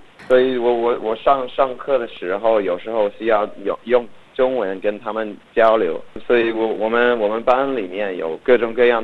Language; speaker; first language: Chinese; non-native, learner; English